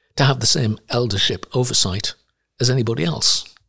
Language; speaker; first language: English; native; English